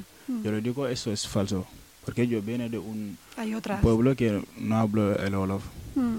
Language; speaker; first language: Spanish; non-native, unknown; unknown